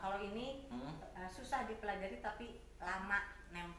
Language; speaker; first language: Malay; non-native, local second language; Sundanese